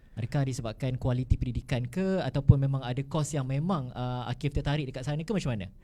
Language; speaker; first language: Malay; native; Malay